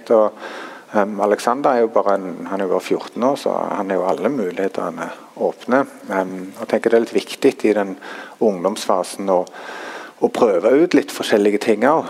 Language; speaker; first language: Norwegian; early bilingual, other home language; German